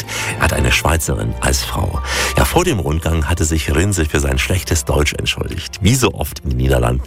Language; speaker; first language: German; native; German